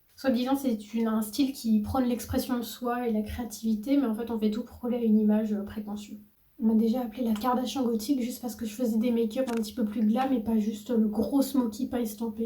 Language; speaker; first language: French; native; French